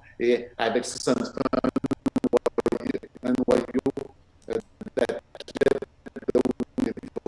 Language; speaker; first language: French; native; French